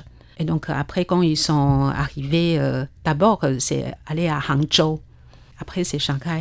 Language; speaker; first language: French; non-native, learner; Chinese